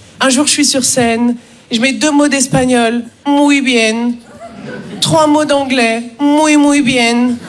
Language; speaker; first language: French; native; French